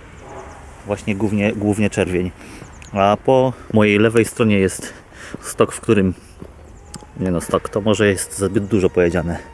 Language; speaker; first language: Polish; native; Polish